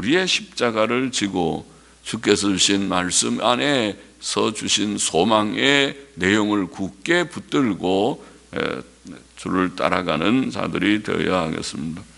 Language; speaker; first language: Korean; native; Korean